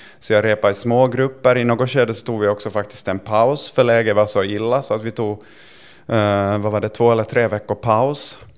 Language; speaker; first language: Swedish; native; Swedish